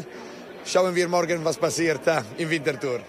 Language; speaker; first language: German; non-native, local second language; Italian